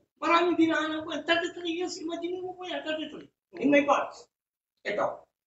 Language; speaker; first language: Filipino; non-native, local second language; Bikol